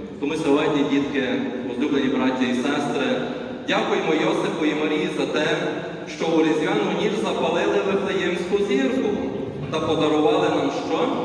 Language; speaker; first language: Ukrainian; native; Ukrainian